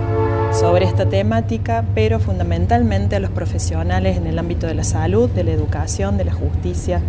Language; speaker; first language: Spanish; native; Spanish